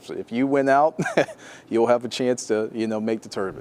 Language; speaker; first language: English; native; English